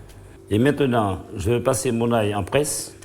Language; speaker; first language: French; non-native, local second language; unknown